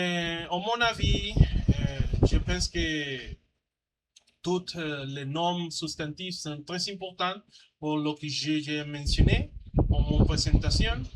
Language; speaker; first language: French; non-native, learner; Spanish